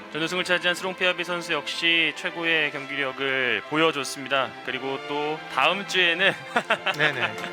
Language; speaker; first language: Korean; native; Korean